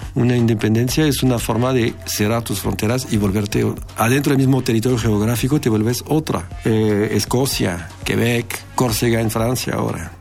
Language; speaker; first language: Spanish; non-native, fluent; French